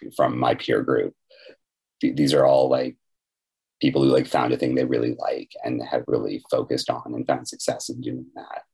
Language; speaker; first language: English; native; English